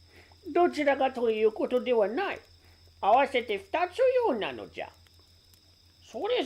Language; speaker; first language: Japanese; native; Japanese